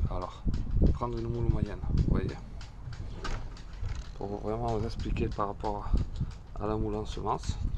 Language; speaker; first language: French; native; French